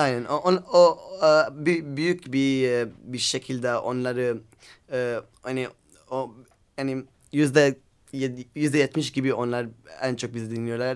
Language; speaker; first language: Turkish; non-native, learner; Arabic